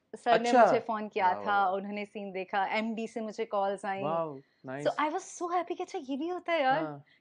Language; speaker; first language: Urdu; native; Urdu